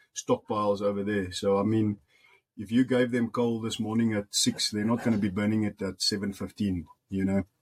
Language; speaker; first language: English; non-native, local second language; Afrikaans